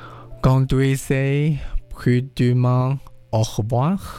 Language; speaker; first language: French; non-native, learner; English